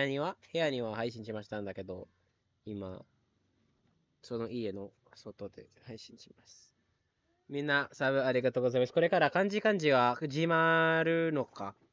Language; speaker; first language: Japanese; non-native, learner; Filipino